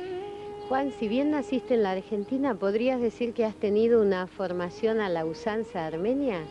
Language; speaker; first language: Spanish; native; Spanish